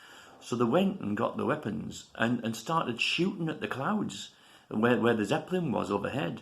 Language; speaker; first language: English; native; English